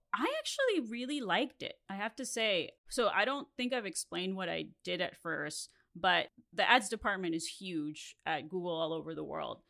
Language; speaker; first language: English; non-native, fluent; Spanish